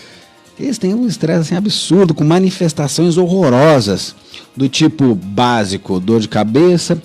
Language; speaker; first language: Portuguese; native; Portuguese